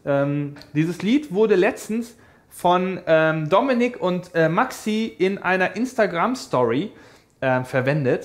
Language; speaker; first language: German; native; German